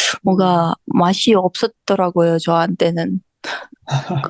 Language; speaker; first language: Korean; non-native, fluent; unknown